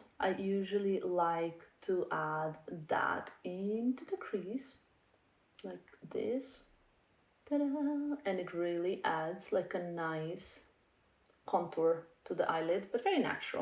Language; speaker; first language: English; non-native, fluent; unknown